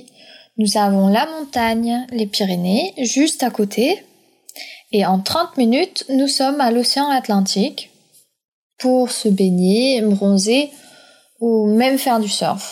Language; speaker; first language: French; early bilingual, other home language; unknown